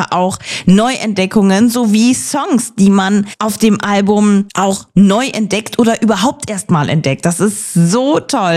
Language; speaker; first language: German; native; German